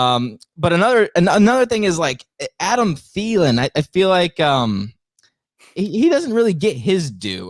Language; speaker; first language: English; native; English